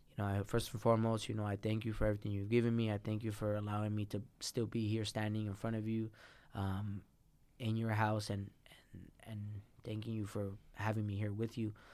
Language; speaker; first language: English; early bilingual, other home language; Spanish